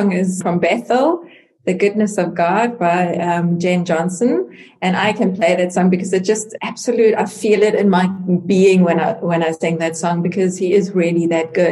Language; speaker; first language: English; non-native, local second language; Afrikaans